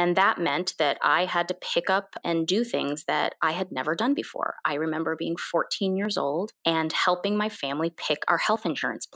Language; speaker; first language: English; early bilingual, other home language; Korean